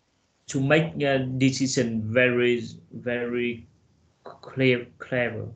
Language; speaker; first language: English; non-native, learner; Vietnamese